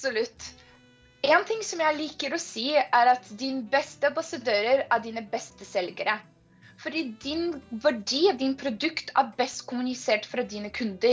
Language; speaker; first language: Norwegian; non-native, fluent; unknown